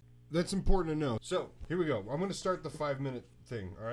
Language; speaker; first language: English; native; English